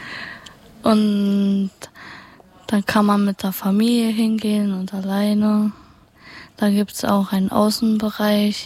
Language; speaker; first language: German; native; German